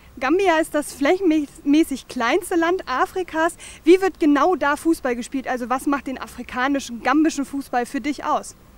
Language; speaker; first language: German; native; German